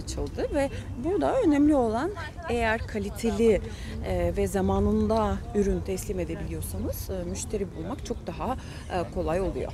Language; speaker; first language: Turkish; non-native, fluent; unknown